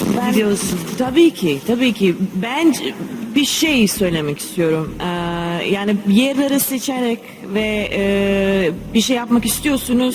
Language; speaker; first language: Turkish; non-native, learner; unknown